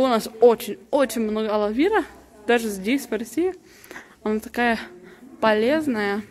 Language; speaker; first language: Russian; non-native, learner; English